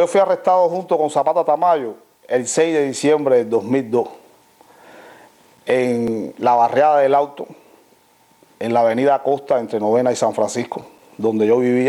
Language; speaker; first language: Spanish; native; Spanish